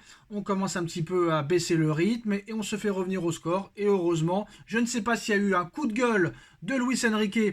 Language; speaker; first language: French; native; French